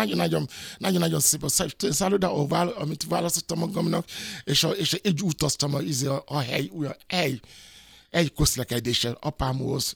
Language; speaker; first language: Hungarian; non-native, fluent; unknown